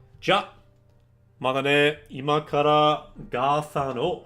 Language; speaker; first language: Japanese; non-native, learner; English